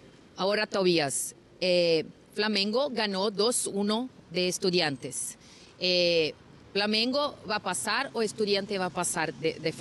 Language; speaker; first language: Spanish; non-native, learner; Portuguese